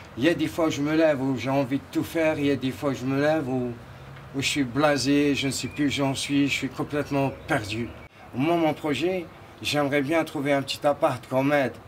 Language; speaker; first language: French; non-native, local second language; Arabic